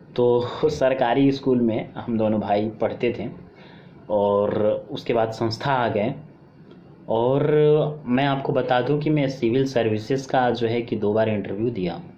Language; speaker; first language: Hindi; non-native, local second language; Bhojpuri